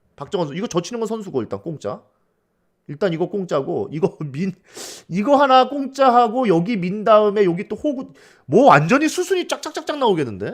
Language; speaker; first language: Korean; native; Korean